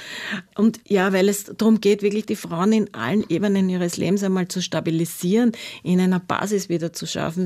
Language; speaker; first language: German; native; German